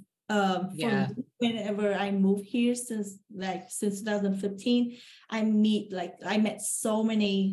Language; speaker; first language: English; non-native, fluent; Vietnamese